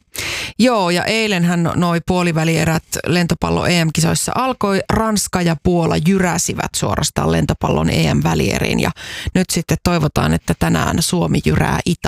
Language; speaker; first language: Finnish; native; Finnish